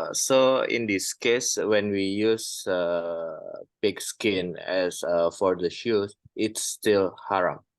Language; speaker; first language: English; non-native, fluent; Indonesian